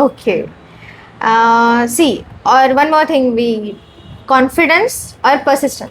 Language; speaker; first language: English; non-native, learner; Marathi